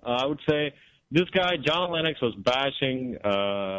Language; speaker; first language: English; non-native, local second language; Kannada